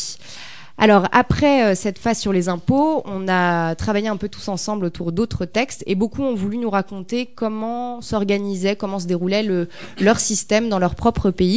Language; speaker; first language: French; native; French